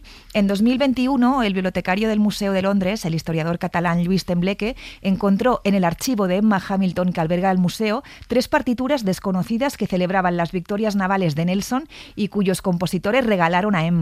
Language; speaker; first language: Spanish; native; Spanish